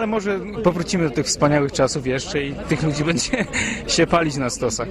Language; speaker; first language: Polish; native; Polish